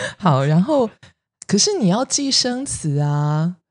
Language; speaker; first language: Chinese; native; Chinese